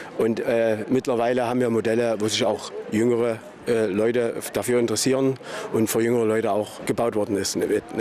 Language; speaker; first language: German; native; German